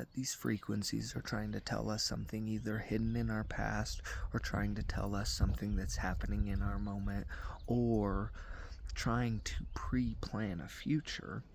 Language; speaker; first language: English; native; English